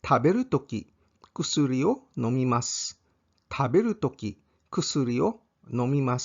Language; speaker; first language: Japanese; non-native, fluent; English